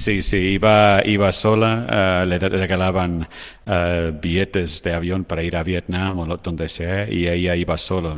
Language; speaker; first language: Spanish; non-native, fluent; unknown